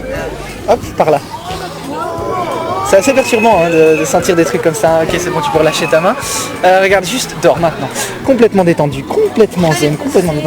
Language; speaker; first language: French; native; French